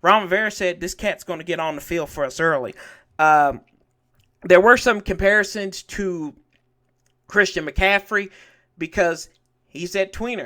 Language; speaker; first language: English; native; English